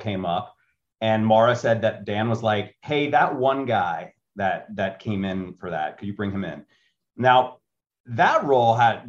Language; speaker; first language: English; native; English